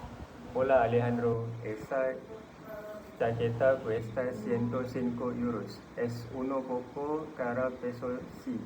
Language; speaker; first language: Spanish; non-native, learner; Malay